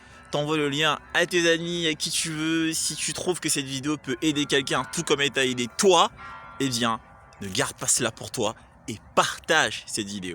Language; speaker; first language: French; native; French